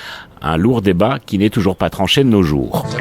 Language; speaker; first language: French; native; French